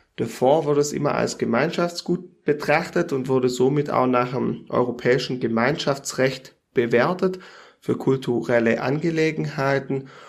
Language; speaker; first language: German; native; German